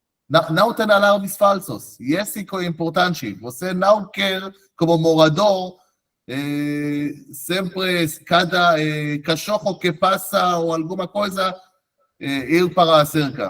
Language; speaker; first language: Portuguese; non-native, fluent; Hebrew